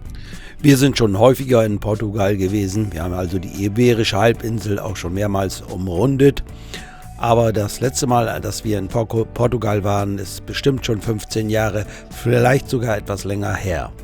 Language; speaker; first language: German; native; German